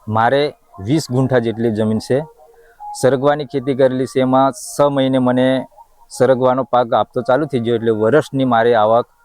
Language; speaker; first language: Gujarati; non-native, local second language; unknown